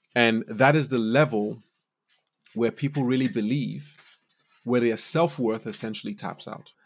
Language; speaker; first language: English; non-native, local second language; Yoruba